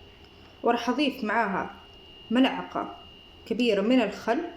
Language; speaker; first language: Arabic; native; Arabic